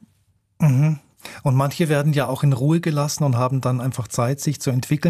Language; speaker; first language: German; native; German